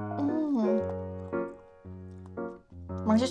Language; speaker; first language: Korean; non-native, fluent; Lao